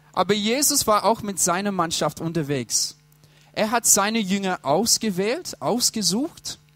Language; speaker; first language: German; non-native, fluent; English